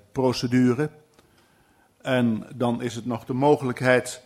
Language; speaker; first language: Dutch; native; Dutch